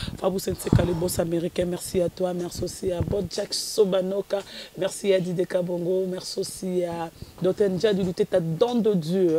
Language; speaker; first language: French; non-native, local second language; Lingala